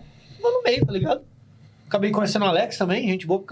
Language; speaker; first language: Portuguese; native; Portuguese